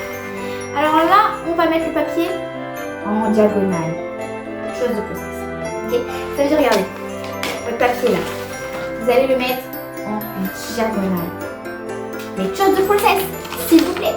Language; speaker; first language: French; native; French